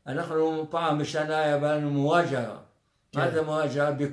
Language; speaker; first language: Hebrew; non-native, fluent; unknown